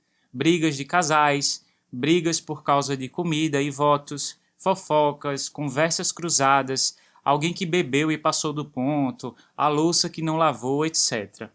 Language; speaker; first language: Portuguese; native; Portuguese